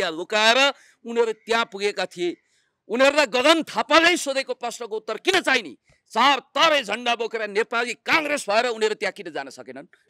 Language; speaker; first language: Nepali; native; Nepali